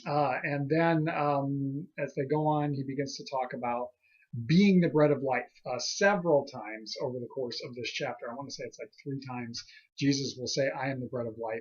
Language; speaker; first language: English; native; English